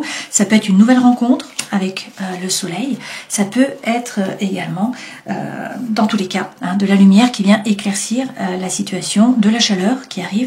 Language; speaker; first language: French; native; French